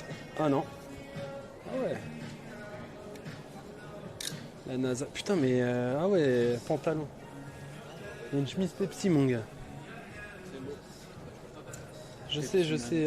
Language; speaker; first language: French; native; French